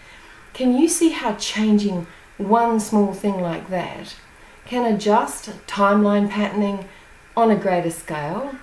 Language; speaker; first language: English; native; English